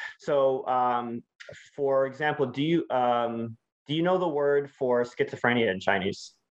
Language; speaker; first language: English; native; English